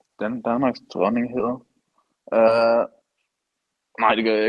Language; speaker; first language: Danish; early bilingual, heritage; English